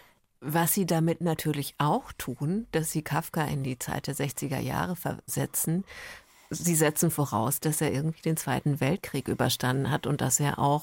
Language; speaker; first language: German; native; German